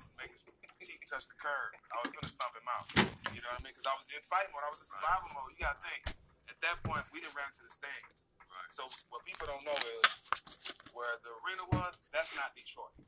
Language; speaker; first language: English; native; English